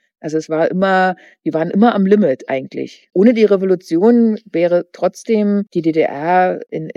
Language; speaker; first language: German; native; German